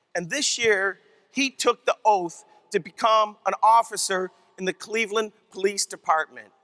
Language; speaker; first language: English; native; English